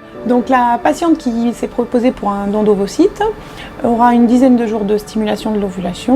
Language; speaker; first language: French; native; French